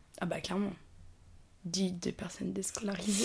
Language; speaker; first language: French; native; French